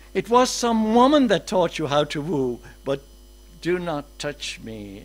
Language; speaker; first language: English; native; English